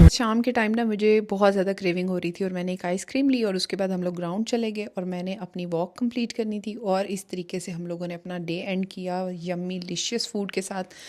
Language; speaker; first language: Urdu; native; Urdu